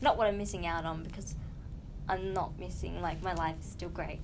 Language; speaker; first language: English; native; English